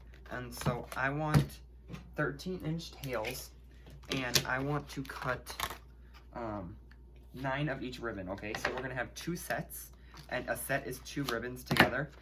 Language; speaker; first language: English; native; English